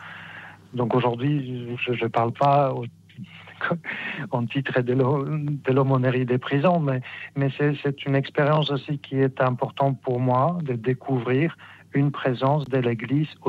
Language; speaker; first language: French; non-native, fluent; Polish